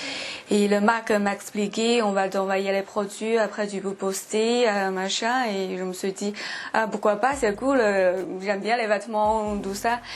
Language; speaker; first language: French; non-native, fluent; Chinese